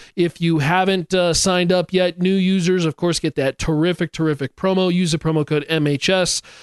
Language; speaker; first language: English; native; English